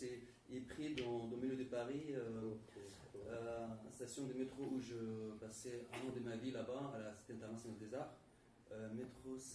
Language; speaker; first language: French; non-native, fluent; Arabic